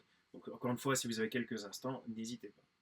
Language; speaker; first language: French; native; French